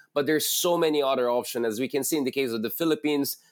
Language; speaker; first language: English; non-native, local second language; Filipino